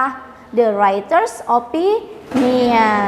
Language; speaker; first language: English; non-native, learner; Indonesian